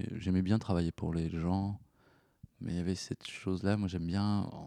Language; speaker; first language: French; native; French